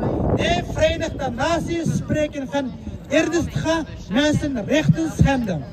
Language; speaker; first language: Dutch; non-native, fluent; Uyghur